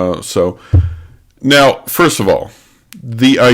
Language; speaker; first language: English; native; English